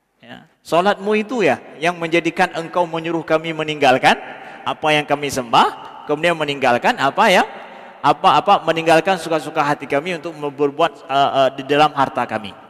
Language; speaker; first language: Malay; non-native, local second language; Achinese